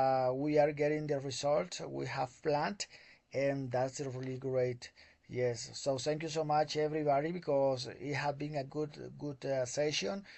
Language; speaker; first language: English; non-native, learner; Spanish